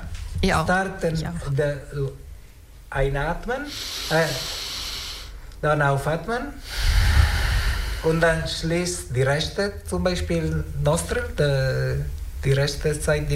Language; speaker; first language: German; non-native, learner; Italian